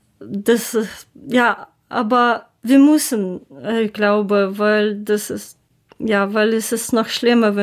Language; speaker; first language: German; non-native, learner; Ukrainian